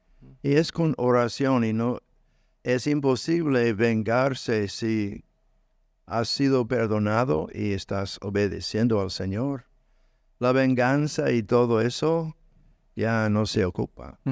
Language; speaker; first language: Spanish; non-native, learner; English